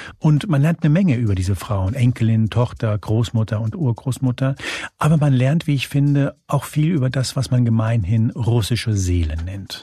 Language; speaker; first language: German; early bilingual, other home language; Spanish